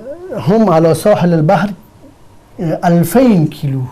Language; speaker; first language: Arabic; non-native, fluent; Persian